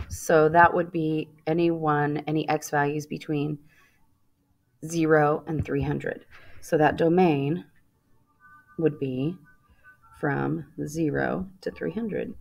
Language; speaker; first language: English; native; English